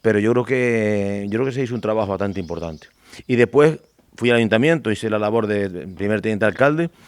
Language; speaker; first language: Spanish; native; Spanish